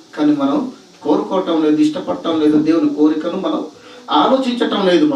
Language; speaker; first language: Telugu; non-native, local second language; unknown